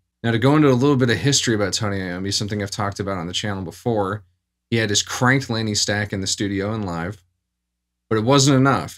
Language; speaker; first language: English; native; English